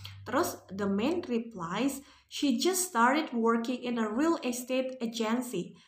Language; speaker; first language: English; non-native, fluent; Indonesian